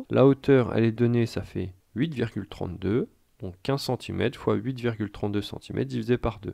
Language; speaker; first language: French; native; French